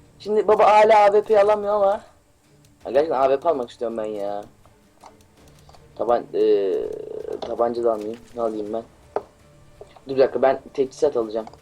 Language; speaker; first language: Turkish; native; Turkish